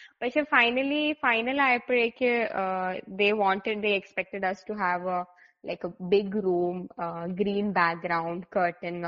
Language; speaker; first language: English; non-native, local second language; Malayalam